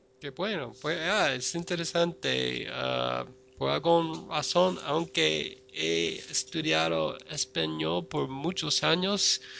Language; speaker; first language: Spanish; non-native, fluent; English